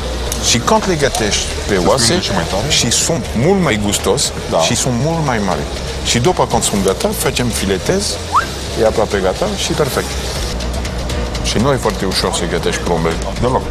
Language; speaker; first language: Romanian; non-native, learner; French